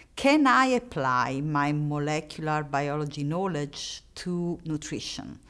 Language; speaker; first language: English; non-native, fluent; Italian